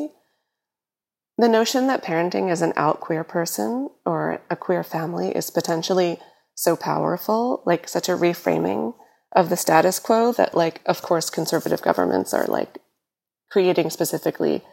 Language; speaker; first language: English; native; English